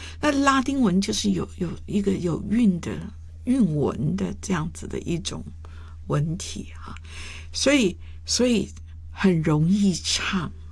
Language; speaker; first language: Chinese; native; Chinese